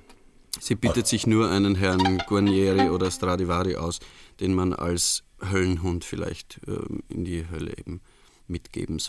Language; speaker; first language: German; native; German